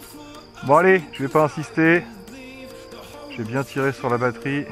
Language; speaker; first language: French; native; French